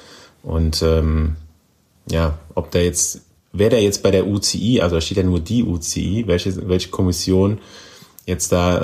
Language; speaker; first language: German; native; German